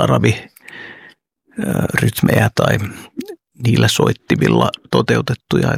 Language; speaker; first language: Finnish; early bilingual, other home language; Oromo